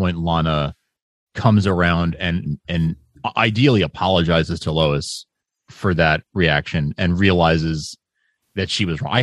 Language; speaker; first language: English; native; English